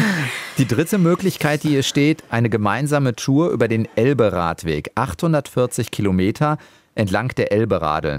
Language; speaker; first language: German; native; German